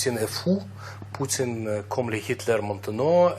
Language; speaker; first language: French; non-native, learner; Russian